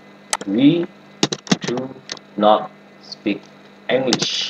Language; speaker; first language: English; non-native, learner; Indonesian